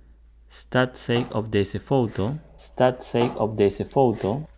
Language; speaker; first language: Dutch; non-native, learner; Spanish